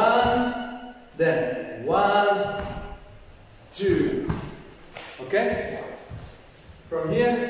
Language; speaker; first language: English; non-native, learner; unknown